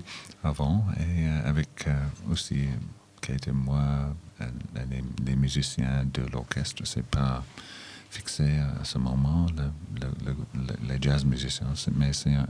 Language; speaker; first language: French; non-native, fluent; English